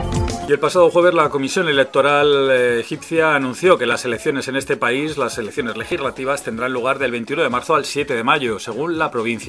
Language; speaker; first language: Spanish; native; Spanish